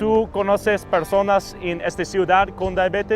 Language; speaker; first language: Spanish; non-native, learner; English